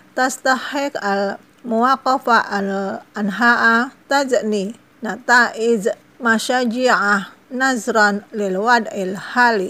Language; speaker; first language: Arabic; non-native, fluent; Indonesian